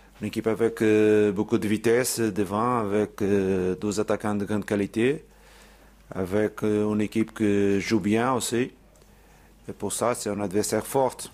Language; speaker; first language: French; non-native, learner; Portuguese